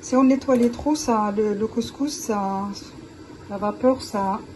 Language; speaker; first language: French; non-native, local second language; Arabic